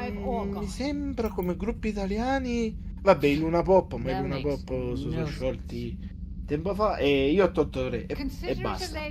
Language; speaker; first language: Italian; native; Italian